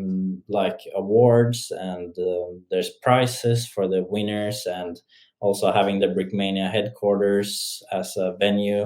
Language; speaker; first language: English; non-native, fluent; Norwegian